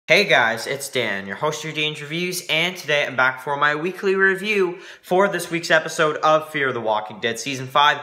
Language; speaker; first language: English; native; English